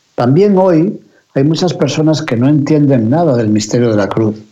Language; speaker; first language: Spanish; native; Spanish